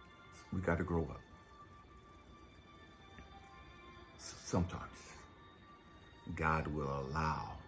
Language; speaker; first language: English; native; English